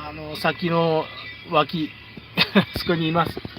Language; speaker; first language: Japanese; native; Japanese